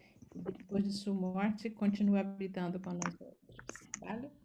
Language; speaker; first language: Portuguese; non-native, learner; Spanish